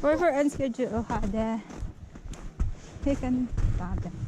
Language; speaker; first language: Norwegian; non-native, learner; Filipino